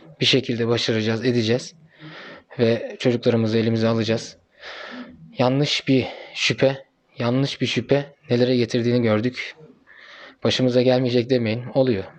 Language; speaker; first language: Turkish; early bilingual, heritage; Turkish